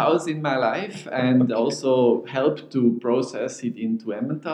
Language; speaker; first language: English; non-native, fluent; Swiss German